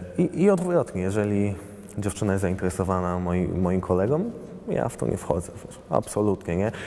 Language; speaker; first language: Polish; non-native, fluent; Italian